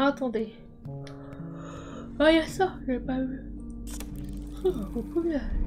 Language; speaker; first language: French; native; French